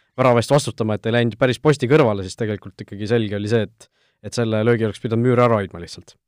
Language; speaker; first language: Estonian; native; Estonian